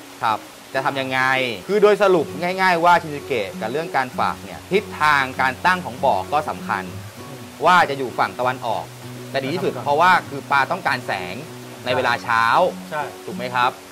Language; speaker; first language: Thai; native; Thai